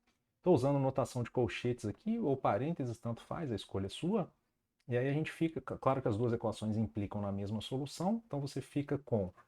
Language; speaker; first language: Portuguese; native; Portuguese